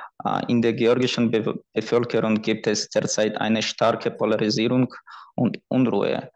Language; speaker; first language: German; non-native, fluent; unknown